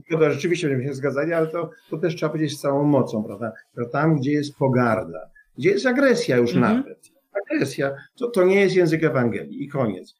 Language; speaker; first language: Polish; native; Polish